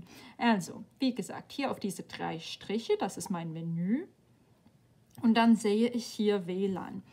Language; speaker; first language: German; non-native, fluent; English